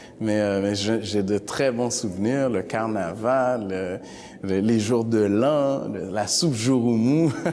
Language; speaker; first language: French; early bilingual, other home language; Haitian Creole